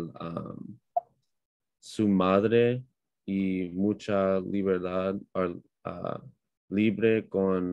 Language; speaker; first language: Spanish; non-native, learner; English